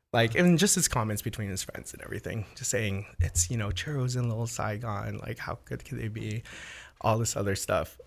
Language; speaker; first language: English; native; English